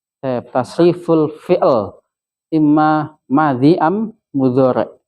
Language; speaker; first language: Arabic; non-native, fluent; Indonesian